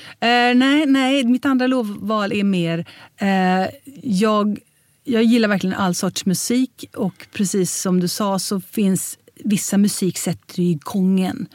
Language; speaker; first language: Swedish; early bilingual, heritage; Swedish